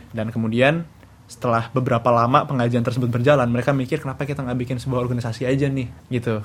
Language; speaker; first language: Indonesian; native; Indonesian